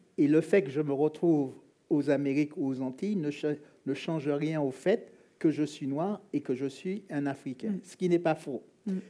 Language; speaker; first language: French; native; French